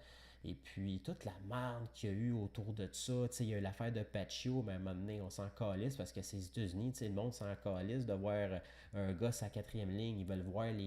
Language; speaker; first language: French; native; French